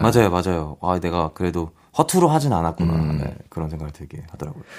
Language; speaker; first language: Korean; native; Korean